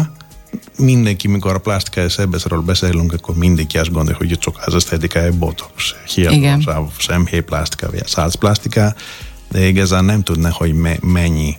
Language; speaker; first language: Hungarian; non-native, learner; Greek